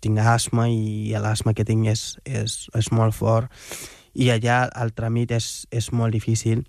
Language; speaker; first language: Catalan; non-native, fluent; Wolof